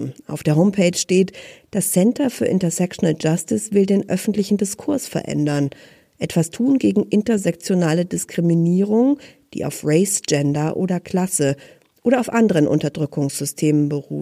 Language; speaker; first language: German; native; German